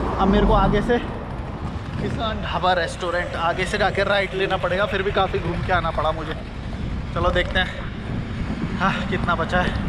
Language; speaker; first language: Hindi; native; Hindi